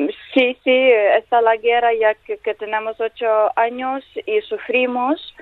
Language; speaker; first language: Spanish; non-native, learner; Ukrainian